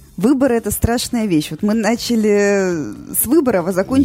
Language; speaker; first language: Russian; native; Russian